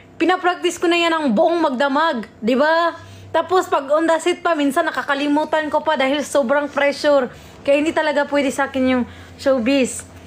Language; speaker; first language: Filipino; non-native, local second language; Cebuano